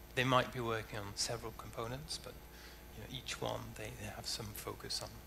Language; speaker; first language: English; native; English